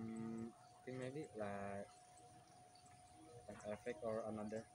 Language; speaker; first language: English; non-native, learner; Indonesian